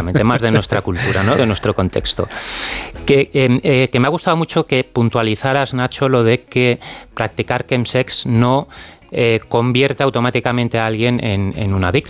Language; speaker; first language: Spanish; native; Spanish